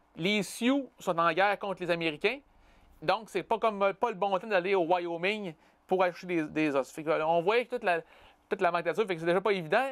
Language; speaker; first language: French; native; French